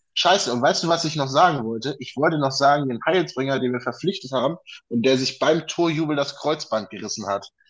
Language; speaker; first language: German; native; German